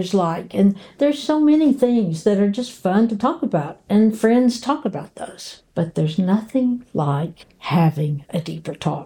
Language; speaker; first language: English; native; English